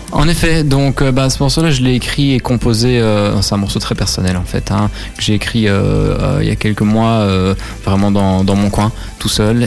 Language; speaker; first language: French; native; French